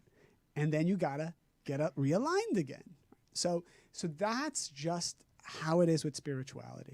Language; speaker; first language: English; native; English